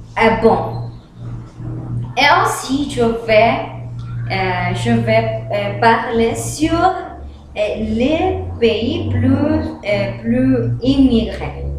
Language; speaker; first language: French; non-native, learner; Spanish